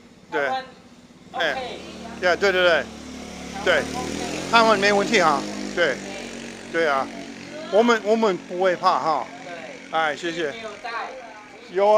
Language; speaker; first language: Chinese; non-native, learner; English